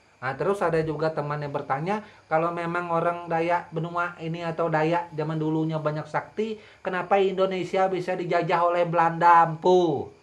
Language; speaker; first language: Indonesian; non-native, local second language; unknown